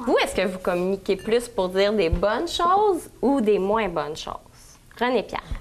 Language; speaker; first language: French; native; French